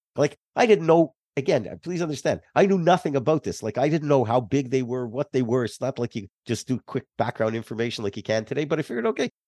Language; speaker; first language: English; native; English